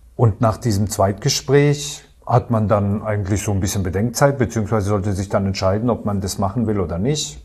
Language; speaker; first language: German; native; German